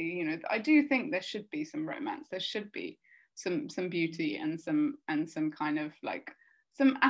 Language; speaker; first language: English; native; English